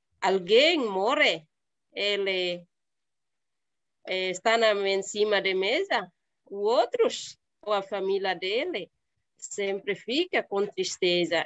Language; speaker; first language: Portuguese; non-native, learner; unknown